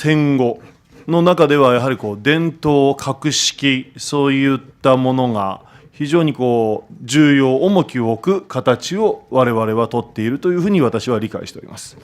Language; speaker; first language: Japanese; native; Japanese